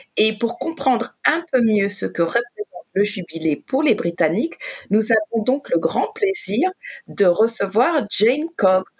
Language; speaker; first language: French; native; French